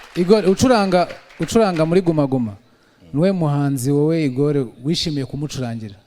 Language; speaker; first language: Kinyarwanda; native; Kinyarwanda